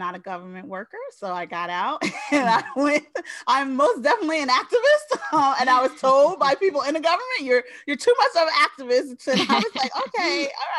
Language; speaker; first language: English; native; English